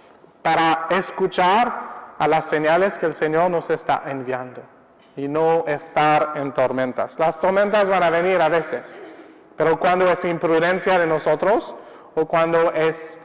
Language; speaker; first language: Spanish; non-native, fluent; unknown